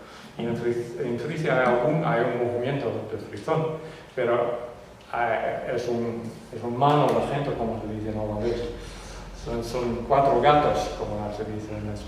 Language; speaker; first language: Spanish; non-native, fluent; Western Frisian